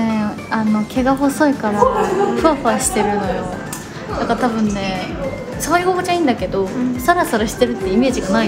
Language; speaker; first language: Japanese; native; Japanese